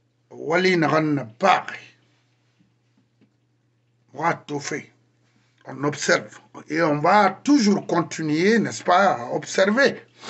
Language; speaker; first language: French; non-native, local second language; Susu